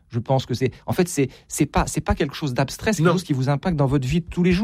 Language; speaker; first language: French; native; French